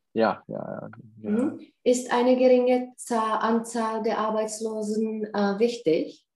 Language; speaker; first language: German; non-native, fluent; Czech